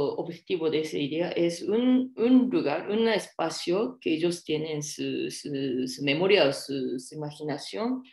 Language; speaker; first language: Spanish; non-native, fluent; Japanese